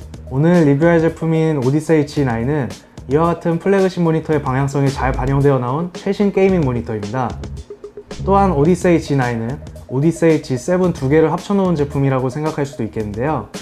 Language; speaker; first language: Korean; native; Korean